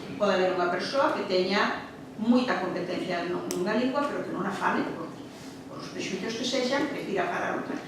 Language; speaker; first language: Galician; native; Galician